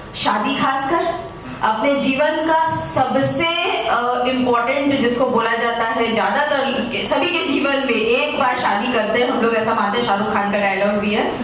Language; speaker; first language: Hindi; native; Hindi